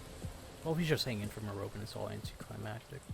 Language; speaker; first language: English; native; English